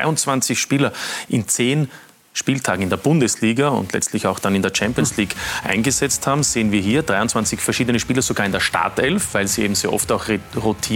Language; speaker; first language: German; native; German